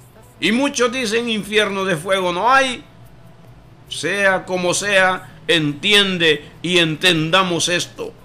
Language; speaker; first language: Spanish; native; Spanish